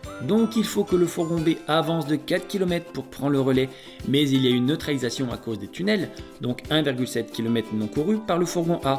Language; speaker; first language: French; native; French